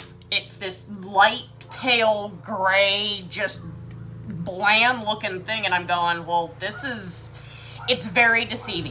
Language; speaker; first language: English; native; English